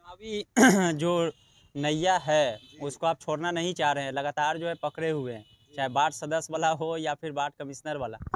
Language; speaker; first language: Hindi; native; Hindi